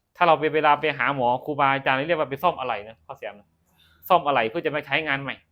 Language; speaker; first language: Thai; non-native, local second language; Northeastern Thai